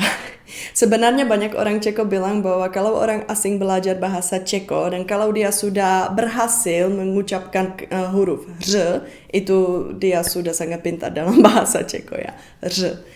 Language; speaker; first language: Indonesian; non-native, fluent; Czech